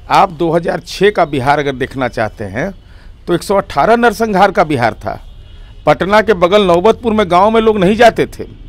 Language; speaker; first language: Hindi; native; Hindi